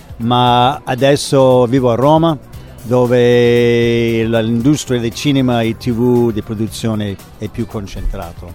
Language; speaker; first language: Italian; non-native, fluent; English